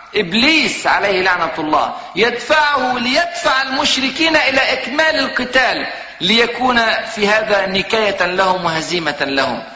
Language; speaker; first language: Arabic; native; Arabic